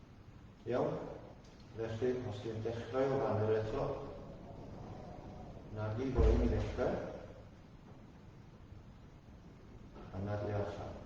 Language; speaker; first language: Welsh; non-native, fluent; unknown